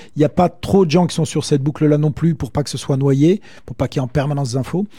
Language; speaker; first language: French; native; French